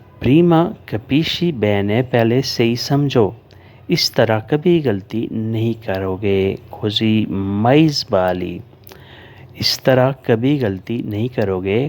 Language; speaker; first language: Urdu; native; Urdu